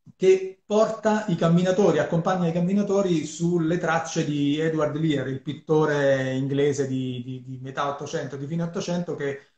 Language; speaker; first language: Italian; native; Italian